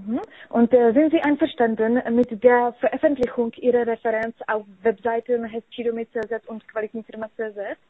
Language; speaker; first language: German; non-native, learner; Czech